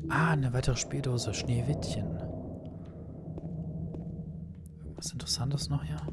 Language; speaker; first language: German; native; German